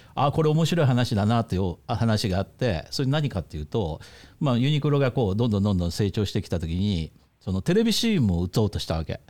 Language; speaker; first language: Japanese; native; Japanese